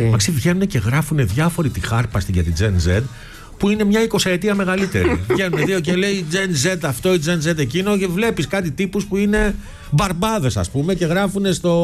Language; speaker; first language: Greek; native; Greek